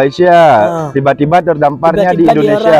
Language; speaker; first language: Indonesian; native; Indonesian